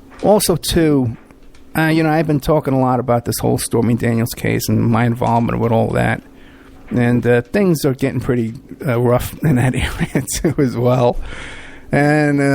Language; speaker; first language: English; native; English